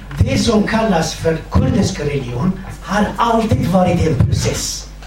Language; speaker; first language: Swedish; non-native, fluent; Kurdish